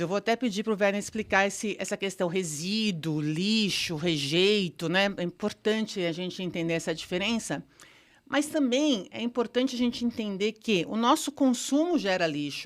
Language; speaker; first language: Portuguese; native; Portuguese